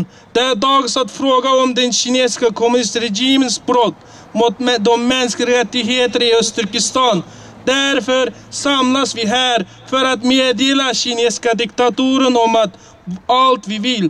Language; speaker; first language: Swedish; non-native, fluent; Uyghur